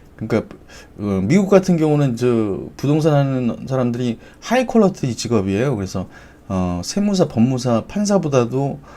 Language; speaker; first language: Korean; native; Korean